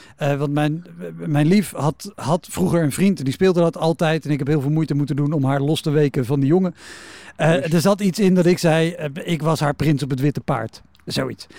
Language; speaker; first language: Dutch; native; Dutch